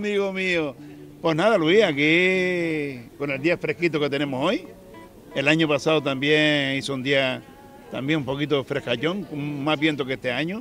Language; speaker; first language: Spanish; native; Spanish